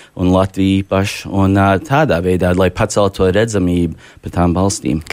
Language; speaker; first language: Latvian; early bilingual, heritage; Latvian